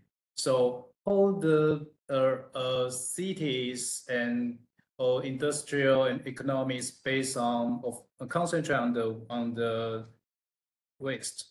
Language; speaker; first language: English; non-native, fluent; Chinese